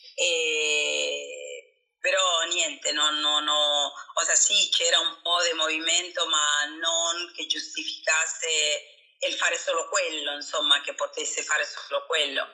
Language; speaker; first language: Italian; non-native, fluent; Spanish